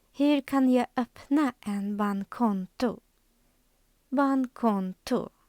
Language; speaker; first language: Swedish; non-native, fluent; Ukrainian